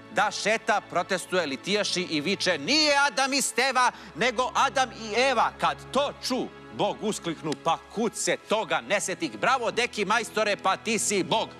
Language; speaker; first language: Serbian; native; Serbian